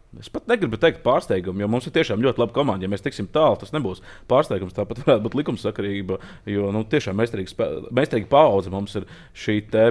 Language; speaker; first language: Latvian; native; Latvian